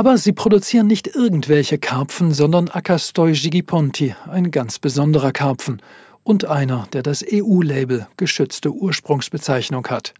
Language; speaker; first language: German; native; German